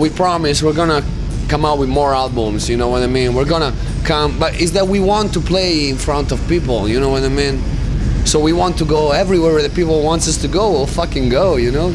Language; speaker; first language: English; native; English